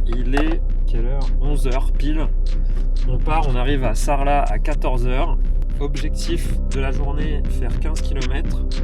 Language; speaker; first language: French; native; French